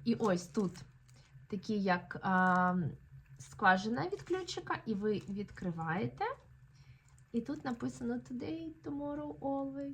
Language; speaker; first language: Ukrainian; native; Ukrainian